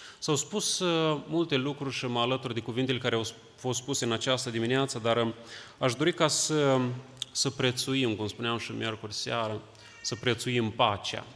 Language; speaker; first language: Romanian; native; Romanian